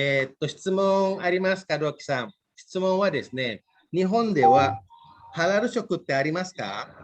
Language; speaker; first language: Japanese; non-native, fluent; Indonesian